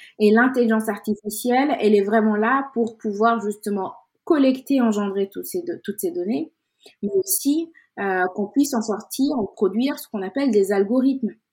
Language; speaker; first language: French; non-native, local second language; Wolof